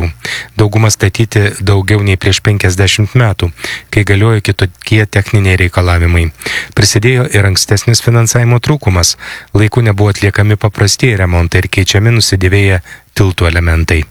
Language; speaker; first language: Lithuanian; native; Lithuanian